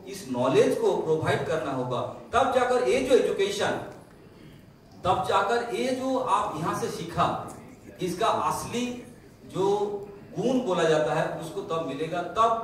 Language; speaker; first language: Hindi; non-native, local second language; Bangla